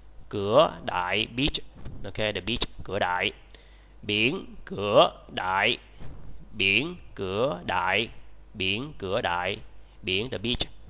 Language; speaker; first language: Vietnamese; native; Vietnamese